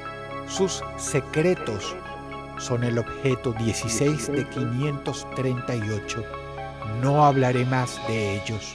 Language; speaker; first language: Spanish; native; Spanish